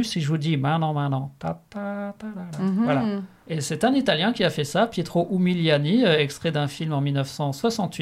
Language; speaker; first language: French; native; French